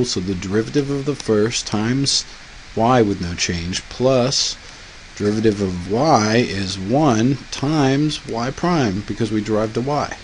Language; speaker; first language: English; native; English